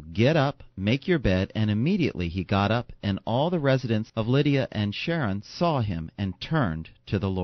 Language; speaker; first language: English; native; English